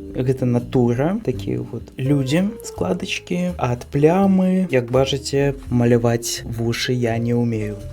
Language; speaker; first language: Belarusian; non-native, local second language; Russian